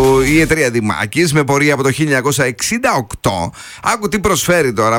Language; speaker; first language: Greek; native; Greek